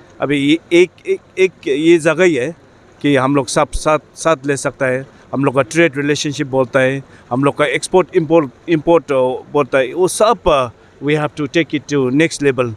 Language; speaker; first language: Hindi; non-native, fluent; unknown